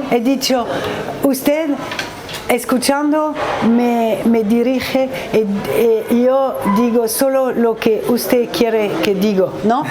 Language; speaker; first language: Spanish; non-native, learner; French